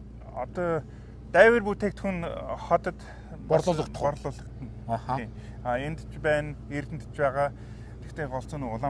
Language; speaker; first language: Mongolian; non-native, fluent; English